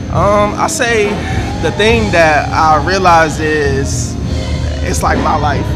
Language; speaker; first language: English; native; English